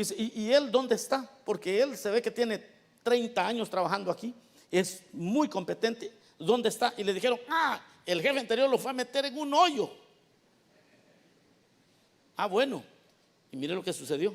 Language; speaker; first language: Spanish; native; Spanish